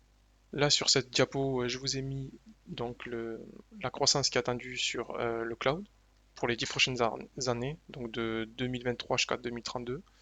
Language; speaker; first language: French; native; French